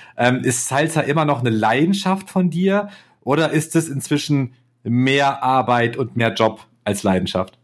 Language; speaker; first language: German; native; German